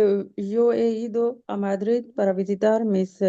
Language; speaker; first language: Spanish; non-native, learner; Urdu